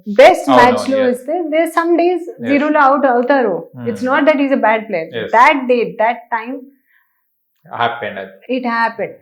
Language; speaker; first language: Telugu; non-native, learner; Hindi